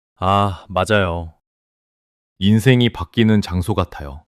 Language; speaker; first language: Korean; early bilingual, heritage; English